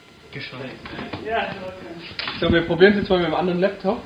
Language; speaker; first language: German; native; German